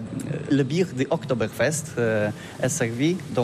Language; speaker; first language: French; non-native, learner; Polish